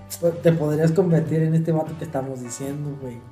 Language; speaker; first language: Spanish; native; Spanish